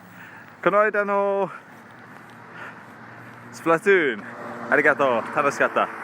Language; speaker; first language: Japanese; non-native, learner; English